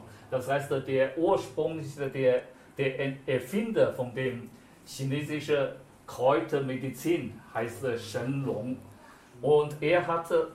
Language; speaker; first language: German; non-native, fluent; Chinese